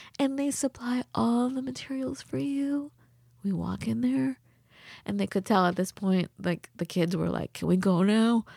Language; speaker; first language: English; early bilingual, other home language; Persian